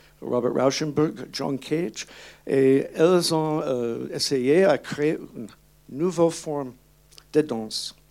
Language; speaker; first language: French; non-native, learner; English